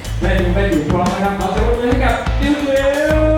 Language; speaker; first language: Thai; native; Thai